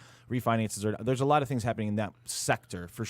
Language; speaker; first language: English; native; English